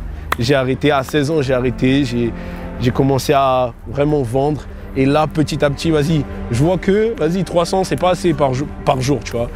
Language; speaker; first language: French; native; French